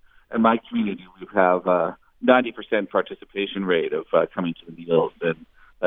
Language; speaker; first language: English; native; English